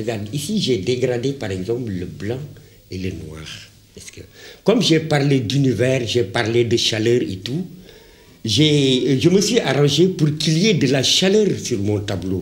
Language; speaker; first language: French; non-native, local second language; Wolof